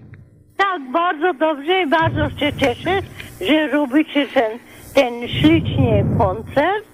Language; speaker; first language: Polish; non-native, learner; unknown